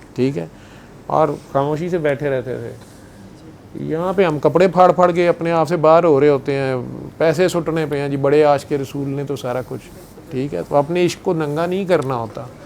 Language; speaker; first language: Urdu; non-native, local second language; Punjabi